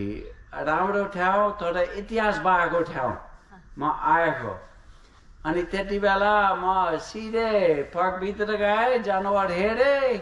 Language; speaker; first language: Nepali; non-native, fluent; English